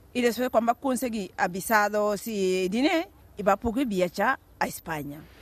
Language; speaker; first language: Catalan; non-native, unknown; Bambara